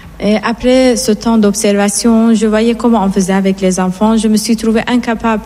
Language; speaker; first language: French; non-native, fluent; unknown